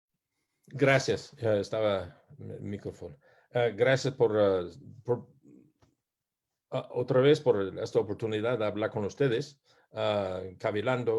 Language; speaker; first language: Spanish; non-native, learner; English